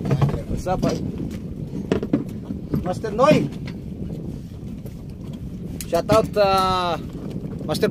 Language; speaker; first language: English; non-native, fluent; Filipino